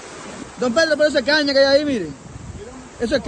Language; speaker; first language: Spanish; native; Spanish